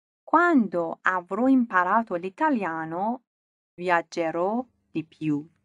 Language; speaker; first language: Italian; non-native, fluent; Persian